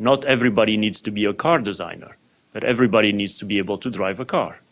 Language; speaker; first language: English; non-native, fluent; French